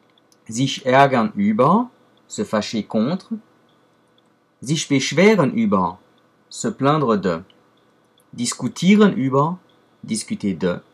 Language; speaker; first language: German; non-native, fluent; French